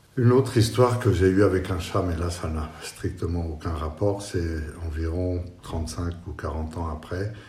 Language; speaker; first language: French; non-native, fluent; Spanish